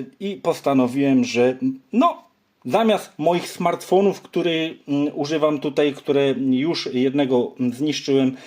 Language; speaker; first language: Polish; native; Polish